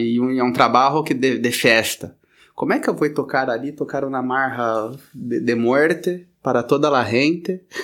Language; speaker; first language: Portuguese; native; Portuguese